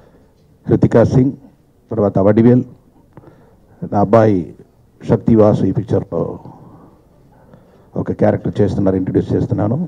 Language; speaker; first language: Telugu; non-native, fluent; Tamil